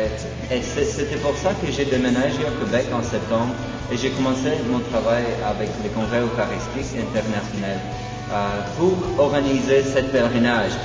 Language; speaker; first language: French; non-native, fluent; Polish